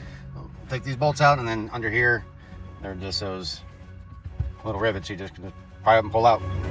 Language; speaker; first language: English; native; English